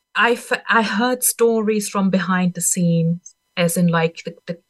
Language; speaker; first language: English; non-native, fluent; German